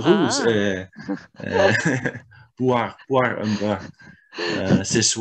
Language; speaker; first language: French; non-native, learner; Finnish